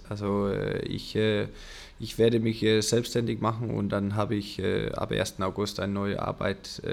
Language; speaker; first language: German; non-native, fluent; Danish